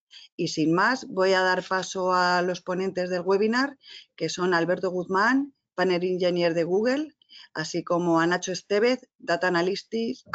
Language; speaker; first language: Spanish; native; Spanish